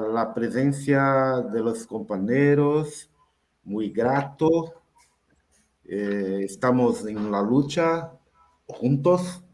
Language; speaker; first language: Spanish; non-native, learner; Portuguese